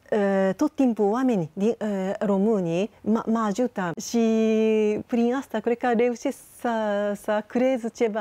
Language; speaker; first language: Romanian; non-native, fluent; Japanese